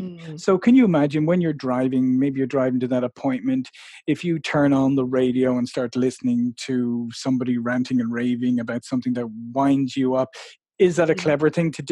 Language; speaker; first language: English; native; English